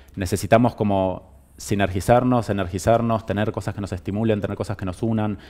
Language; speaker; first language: Spanish; native; Spanish